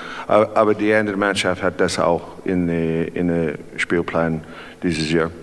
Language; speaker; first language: German; non-native, learner; English